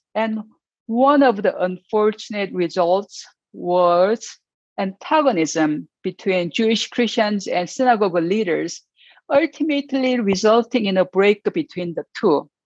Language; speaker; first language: English; non-native, fluent; Korean